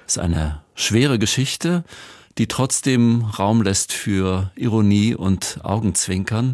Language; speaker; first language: German; native; German